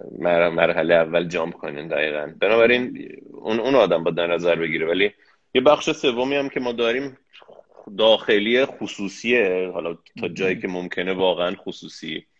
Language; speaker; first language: Persian; early bilingual, heritage; Persian